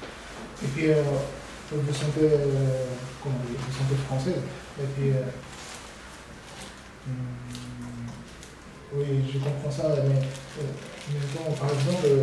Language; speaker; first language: French; non-native, learner; Korean